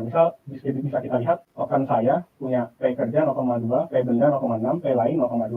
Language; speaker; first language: Indonesian; native; Indonesian